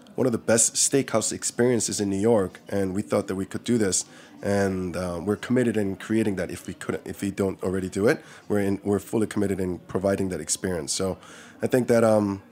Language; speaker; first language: English; early bilingual, other home language; Korean